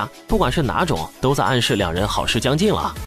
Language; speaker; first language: Chinese; native; Chinese